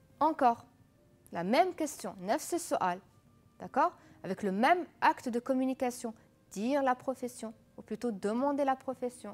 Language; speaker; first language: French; non-native, fluent; Arabic